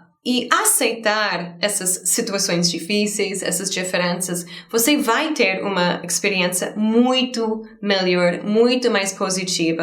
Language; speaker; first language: Portuguese; non-native, fluent; English